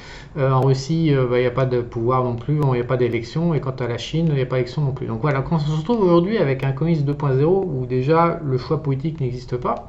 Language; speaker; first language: French; native; French